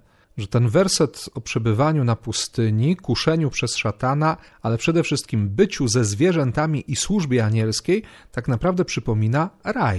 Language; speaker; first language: Polish; native; Polish